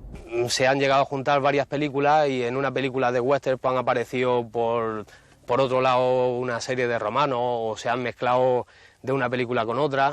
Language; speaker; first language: Spanish; native; Spanish